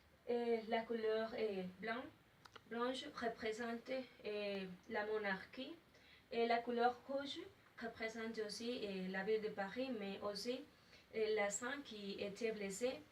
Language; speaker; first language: French; non-native, learner; Spanish